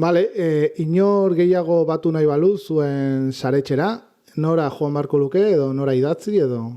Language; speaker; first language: Basque; native; Basque